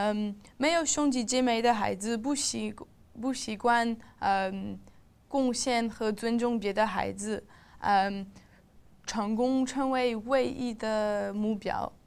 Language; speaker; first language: Chinese; non-native, learner; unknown